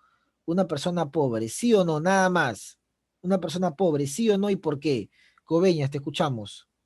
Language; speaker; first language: Spanish; native; Spanish